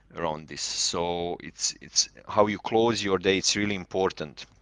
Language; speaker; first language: English; non-native, fluent; Hungarian